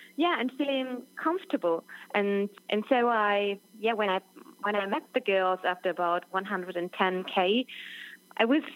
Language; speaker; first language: English; non-native, fluent; German